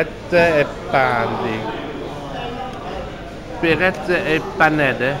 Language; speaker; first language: Italian; non-native, learner; Dutch